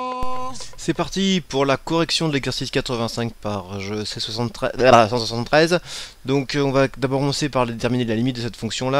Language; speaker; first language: French; native; French